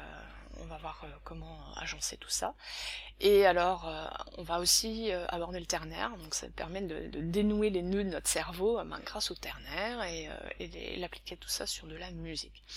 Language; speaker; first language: French; native; French